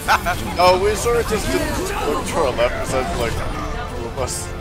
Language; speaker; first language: English; native; English